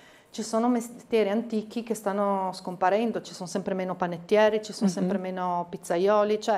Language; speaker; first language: Italian; native; Italian